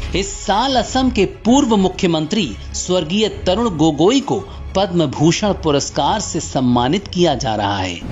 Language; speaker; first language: Hindi; native; Hindi